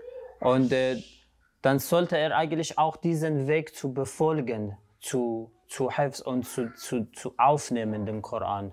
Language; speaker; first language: German; non-native, fluent; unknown